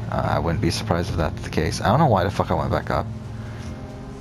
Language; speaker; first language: English; native; English